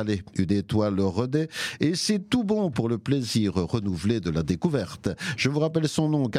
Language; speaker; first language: French; native; French